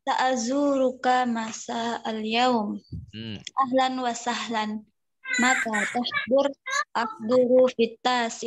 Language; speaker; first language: Arabic; non-native, learner; Indonesian